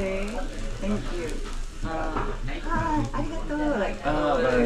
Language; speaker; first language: English; non-native, learner; Korean